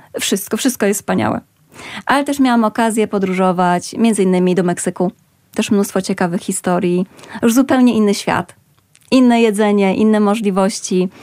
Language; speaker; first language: Polish; native; Polish